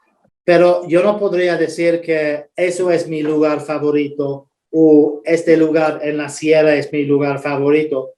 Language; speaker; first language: Spanish; non-native, fluent; English